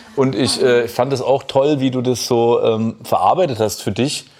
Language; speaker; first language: German; native; German